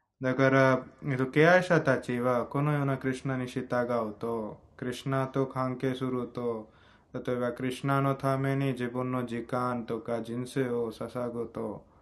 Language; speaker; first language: Japanese; non-native, fluent; Hindi